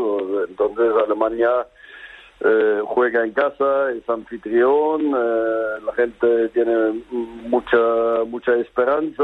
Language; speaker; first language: Spanish; non-native, fluent; German